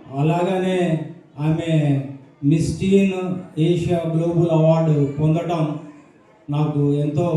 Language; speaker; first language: Telugu; native; Telugu